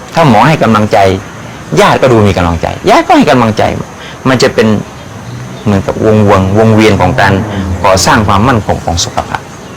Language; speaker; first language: Thai; native; Thai